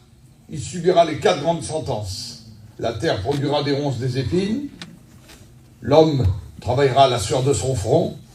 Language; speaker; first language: French; native; French